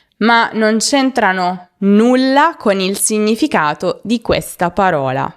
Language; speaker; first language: Italian; native; Italian